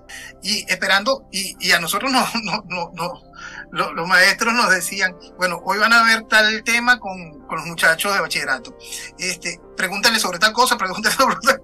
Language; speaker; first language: Spanish; native; Spanish